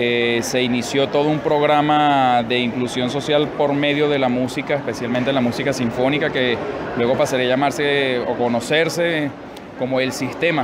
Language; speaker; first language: Spanish; native; Spanish